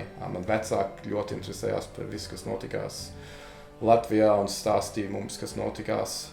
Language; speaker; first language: Latvian; early bilingual, heritage; Latvian